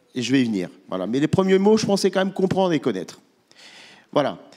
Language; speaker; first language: French; native; French